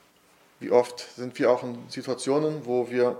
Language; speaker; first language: German; non-native, fluent; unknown